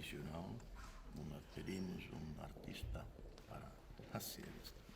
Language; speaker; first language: Spanish; non-native, learner; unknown